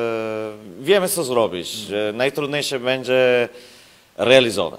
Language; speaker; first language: Polish; non-native, learner; Italian